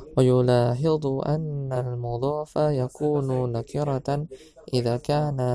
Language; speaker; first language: Arabic; non-native, fluent; Indonesian